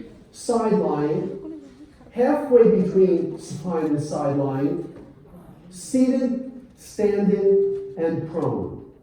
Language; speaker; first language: English; native; English